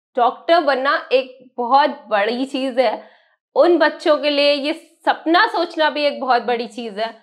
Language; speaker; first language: Hindi; native; Hindi